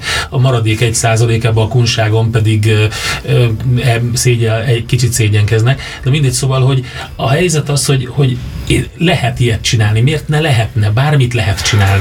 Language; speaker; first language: Hungarian; native; Hungarian